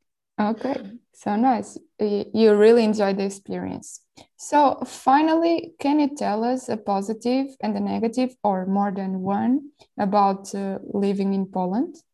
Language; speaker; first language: English; non-native, local second language; Portuguese